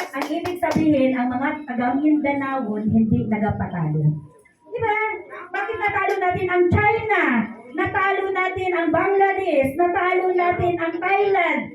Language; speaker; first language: Filipino; non-native, local second language; Hiligaynon